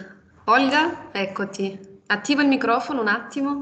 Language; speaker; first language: Italian; native; Italian